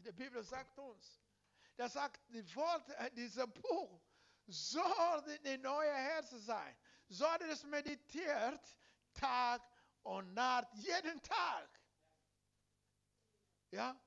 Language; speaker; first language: German; non-native, learner; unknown